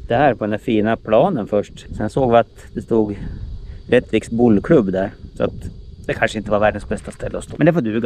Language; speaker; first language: Swedish; native; Swedish